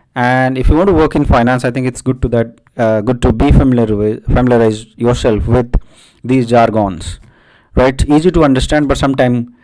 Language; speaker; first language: English; non-native, local second language; Odia